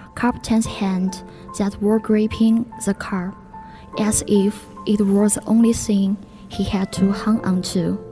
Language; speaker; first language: English; non-native, learner; Chinese